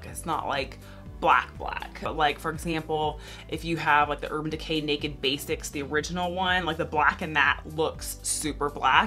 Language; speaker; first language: English; native; English